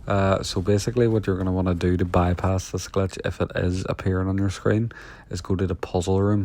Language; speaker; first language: English; native; English